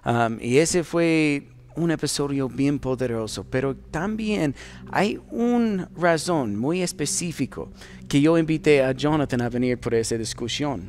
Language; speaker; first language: Spanish; non-native, fluent; English